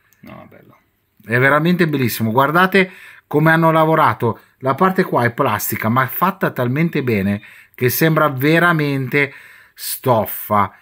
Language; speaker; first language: Italian; native; Italian